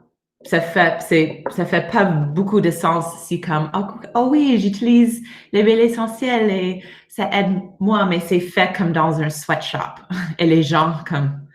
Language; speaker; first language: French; non-native, learner; English